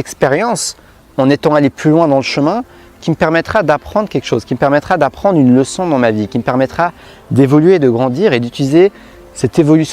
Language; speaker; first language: French; native; French